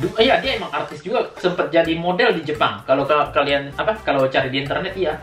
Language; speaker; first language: Indonesian; native; Indonesian